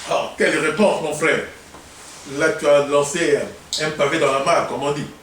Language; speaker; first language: French; non-native, local second language; Lingala